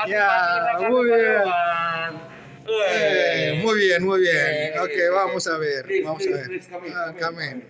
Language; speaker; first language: Spanish; non-native, fluent; Indonesian